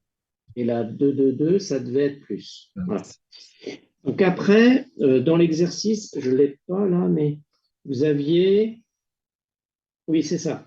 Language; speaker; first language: French; native; French